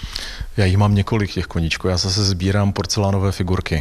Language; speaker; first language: Czech; native; Czech